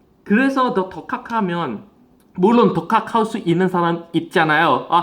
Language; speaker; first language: Korean; non-native, fluent; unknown